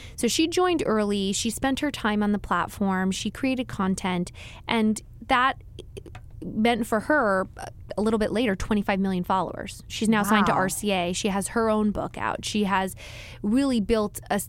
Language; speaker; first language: English; native; English